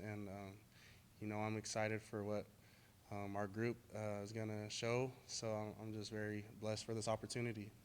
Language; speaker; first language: English; native; English